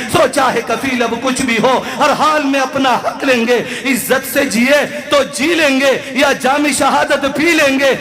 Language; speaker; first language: Urdu; non-native, local second language; Pashto